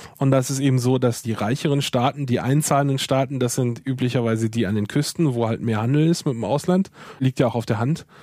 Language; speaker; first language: German; native; German